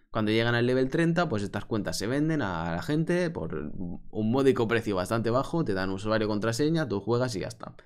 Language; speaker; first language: Spanish; native; Spanish